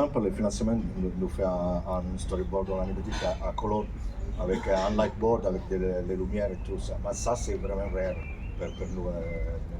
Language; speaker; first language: French; non-native, fluent; Italian